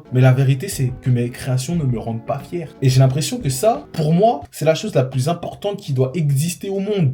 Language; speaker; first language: French; native; French